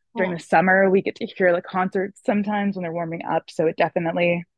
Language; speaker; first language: English; native; English